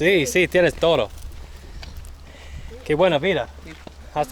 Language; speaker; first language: Spanish; non-native, learner; English